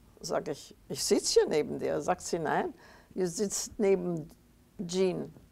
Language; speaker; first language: German; native; German